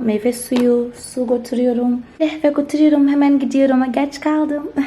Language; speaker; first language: Turkish; non-native, fluent; Portuguese